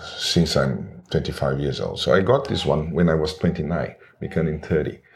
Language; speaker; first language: English; non-native, fluent; Portuguese